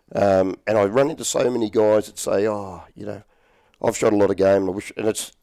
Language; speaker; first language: English; native; English